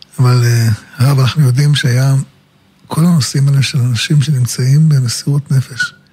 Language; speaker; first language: Hebrew; native; Hebrew